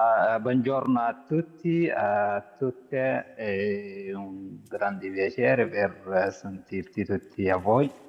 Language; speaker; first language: Italian; non-native, learner; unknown